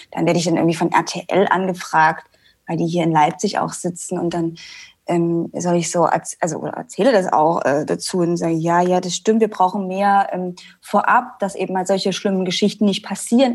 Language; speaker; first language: German; native; German